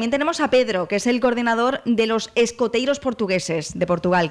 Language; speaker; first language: Spanish; native; Spanish